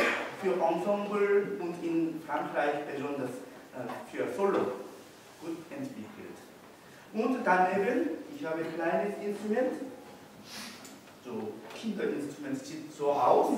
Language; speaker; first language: German; non-native, learner; Korean